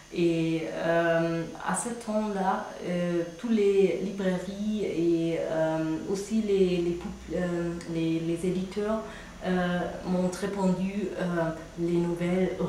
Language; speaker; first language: French; non-native, fluent; German